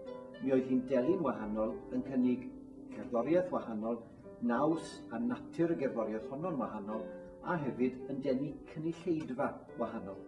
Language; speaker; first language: Welsh; native; Welsh